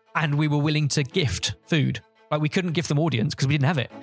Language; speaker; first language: English; native; English